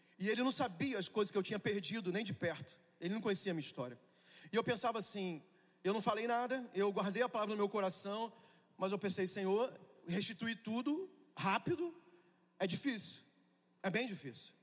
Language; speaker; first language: Portuguese; native; Portuguese